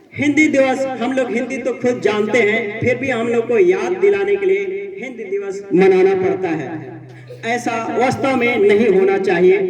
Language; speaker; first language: Hindi; non-native, local second language; Sadri